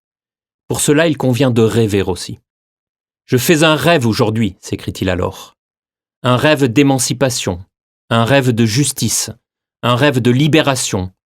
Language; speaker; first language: French; native; French